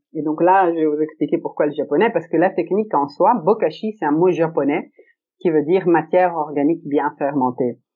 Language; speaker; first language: French; early bilingual, other home language; Italian